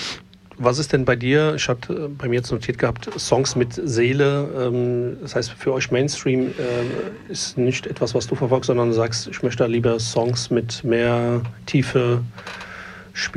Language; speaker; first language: German; native; German